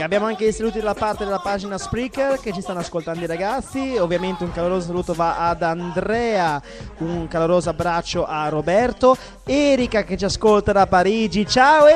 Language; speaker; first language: Italian; native; Italian